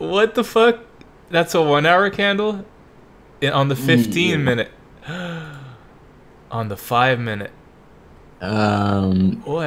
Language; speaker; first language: English; native; English